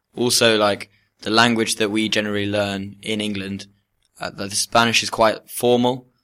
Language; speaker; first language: English; native; English